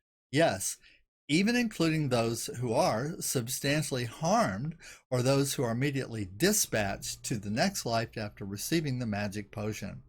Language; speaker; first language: English; native; English